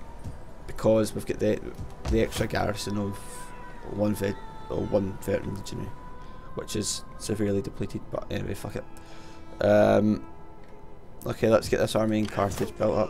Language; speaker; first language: English; native; English